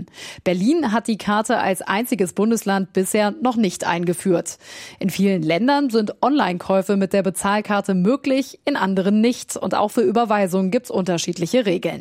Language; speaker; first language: German; native; German